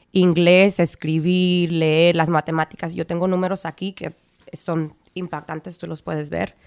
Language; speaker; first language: Spanish; early bilingual, heritage; Spanish